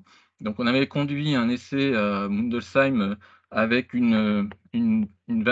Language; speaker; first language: French; native; French